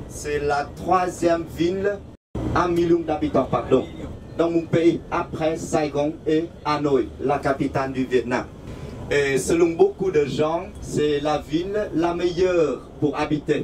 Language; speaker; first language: French; non-native, fluent; Vietnamese